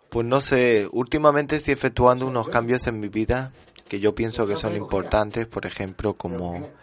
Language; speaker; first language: Spanish; early bilingual, heritage; French